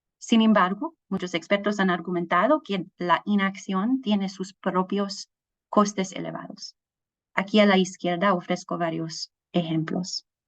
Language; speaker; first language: Spanish; non-native, fluent; English